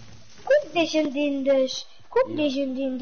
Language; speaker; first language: German; non-native, learner; Portuguese